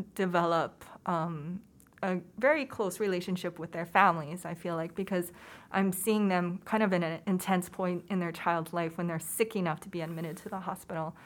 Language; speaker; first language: English; native; English